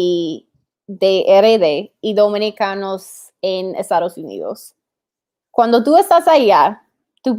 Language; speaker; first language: Spanish; non-native, fluent; English